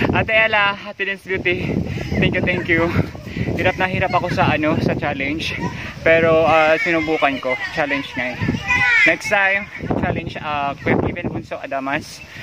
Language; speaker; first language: Filipino; non-native, local second language; Cebuano